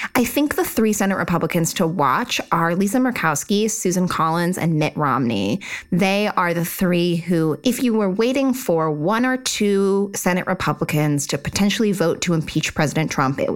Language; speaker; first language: English; native; English